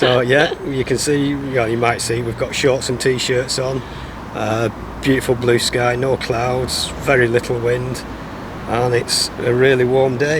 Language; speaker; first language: English; native; English